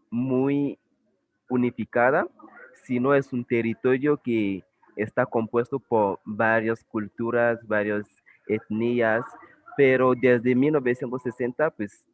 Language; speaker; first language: Spanish; non-native, fluent; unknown